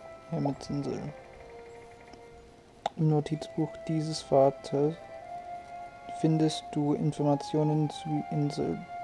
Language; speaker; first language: German; non-native, learner; English